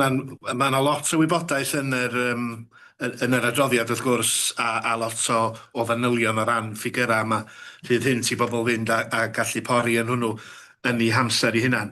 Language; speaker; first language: Welsh; native; Welsh